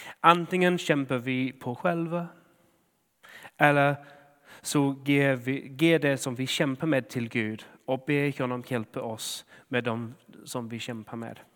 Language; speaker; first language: Swedish; non-native, fluent; English